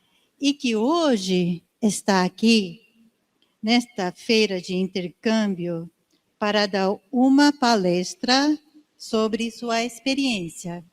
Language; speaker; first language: Portuguese; non-native, learner; Japanese